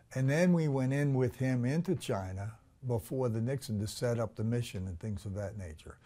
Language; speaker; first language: English; native; English